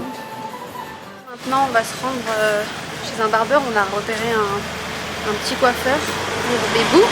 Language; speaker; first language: French; native; French